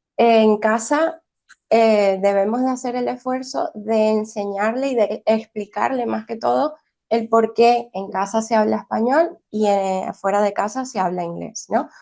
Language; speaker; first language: Spanish; early bilingual, heritage; Spanish